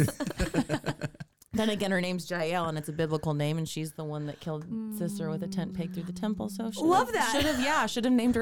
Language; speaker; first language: English; native; English